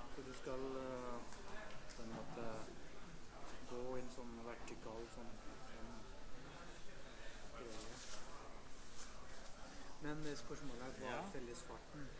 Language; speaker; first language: Norwegian; native; Norwegian